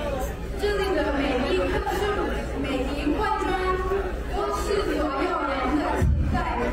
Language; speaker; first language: Chinese; non-native, learner; English